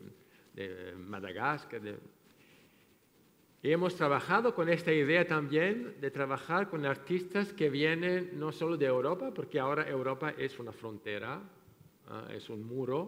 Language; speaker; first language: Spanish; non-native, fluent; French